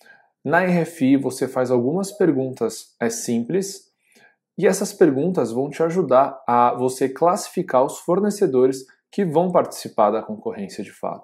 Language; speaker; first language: Portuguese; native; Portuguese